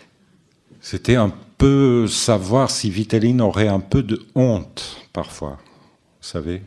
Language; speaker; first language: French; non-native, fluent; Portuguese